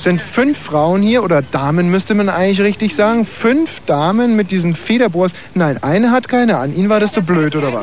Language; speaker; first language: German; native; German